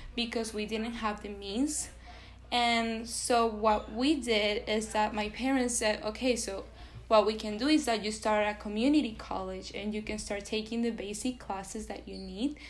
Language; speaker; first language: English; non-native, fluent; Spanish